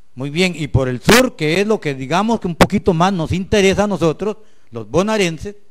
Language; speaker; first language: Spanish; native; Spanish